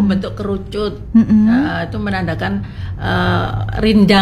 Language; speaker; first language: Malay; non-native, local second language; Javanese